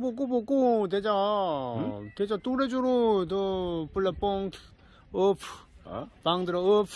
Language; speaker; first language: French; non-native, learner; Korean